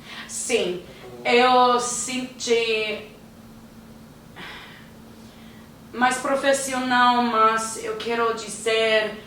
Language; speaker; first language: Portuguese; non-native, learner; English